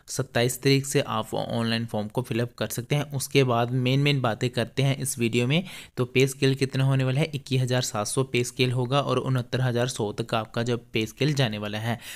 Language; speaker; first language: Hindi; native; Hindi